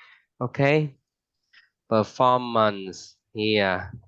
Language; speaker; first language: English; non-native, fluent; Vietnamese